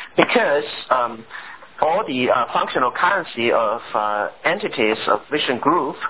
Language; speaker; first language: English; non-native, fluent; Chinese